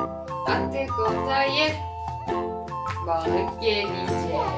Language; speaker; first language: Turkish; native; Turkish